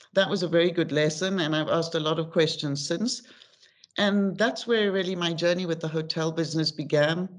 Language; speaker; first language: English; native; English